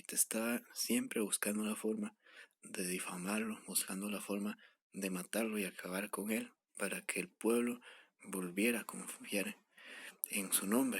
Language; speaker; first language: Spanish; native; Spanish